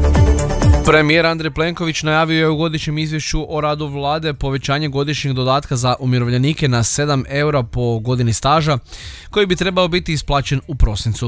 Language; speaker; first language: Croatian; native; Croatian